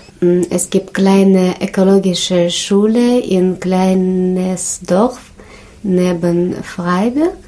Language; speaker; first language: German; non-native, learner; Russian